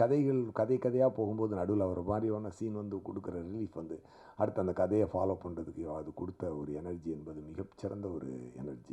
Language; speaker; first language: Tamil; native; Tamil